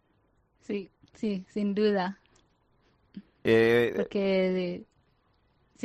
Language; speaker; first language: Spanish; non-native, fluent; Ganda